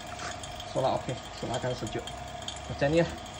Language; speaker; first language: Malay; non-native, local second language; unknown